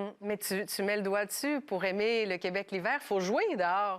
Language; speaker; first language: French; native; French